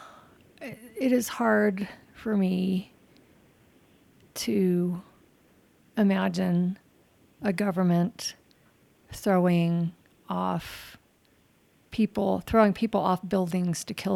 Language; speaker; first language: English; native; English